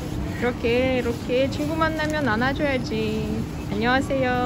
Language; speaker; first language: Korean; non-native, fluent; Russian